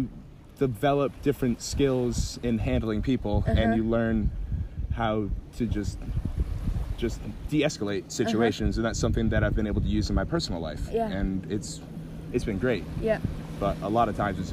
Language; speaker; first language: English; native; English